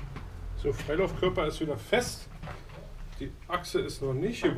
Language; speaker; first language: German; native; German